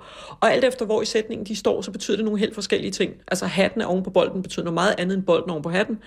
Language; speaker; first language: Danish; native; Danish